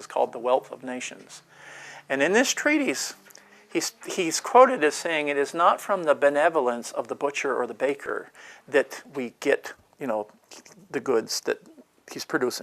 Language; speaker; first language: English; native; English